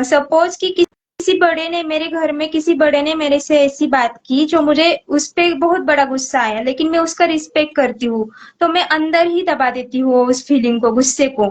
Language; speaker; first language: Hindi; native; Hindi